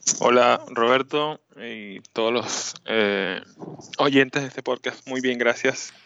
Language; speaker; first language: Spanish; native; Spanish